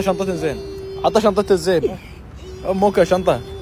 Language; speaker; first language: Arabic; native; Arabic